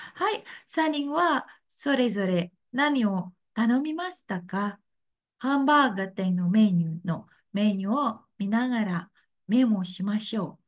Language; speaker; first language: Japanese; non-native, fluent; Indonesian